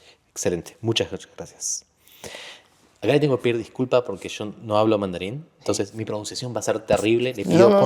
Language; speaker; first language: Spanish; native; Spanish